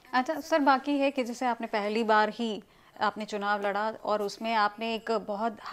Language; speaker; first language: Hindi; native; Hindi